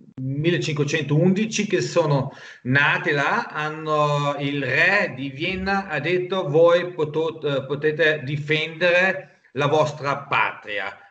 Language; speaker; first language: Italian; non-native, local second language; German